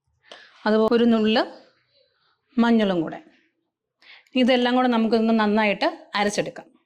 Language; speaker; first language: Malayalam; native; Malayalam